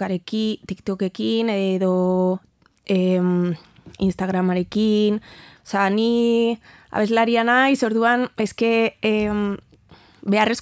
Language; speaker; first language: Basque; non-native, learner; Spanish